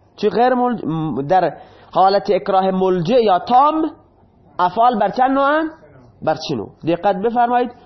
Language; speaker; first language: Persian; non-native, local second language; Baluchi